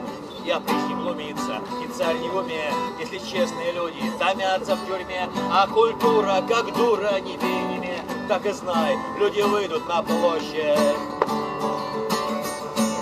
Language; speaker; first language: Russian; native; Russian